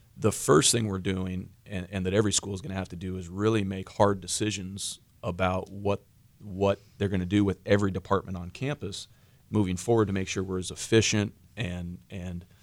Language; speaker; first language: English; native; English